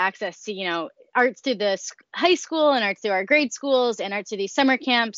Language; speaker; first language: English; native; English